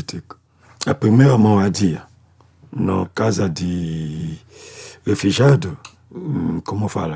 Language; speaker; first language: Portuguese; non-native, learner; Lingala